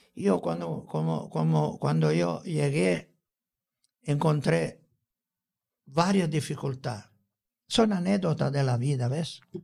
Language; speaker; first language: Spanish; non-native, fluent; Italian